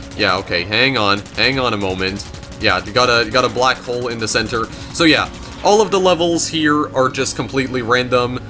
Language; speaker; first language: English; native; English